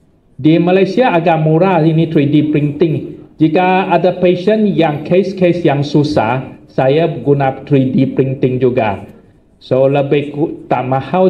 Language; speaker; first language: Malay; non-native, local second language; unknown